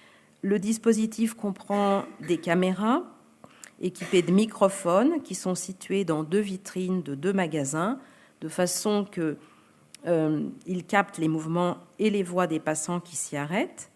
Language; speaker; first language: French; native; French